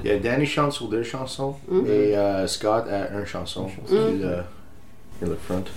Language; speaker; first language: French; non-native, fluent; English